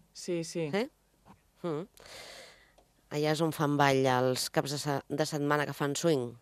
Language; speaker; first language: Catalan; native; Catalan